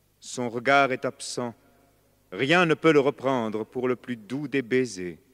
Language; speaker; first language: French; native; French